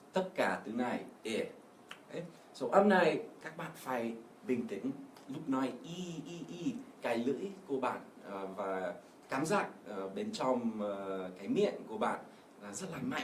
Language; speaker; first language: Vietnamese; non-native, fluent; English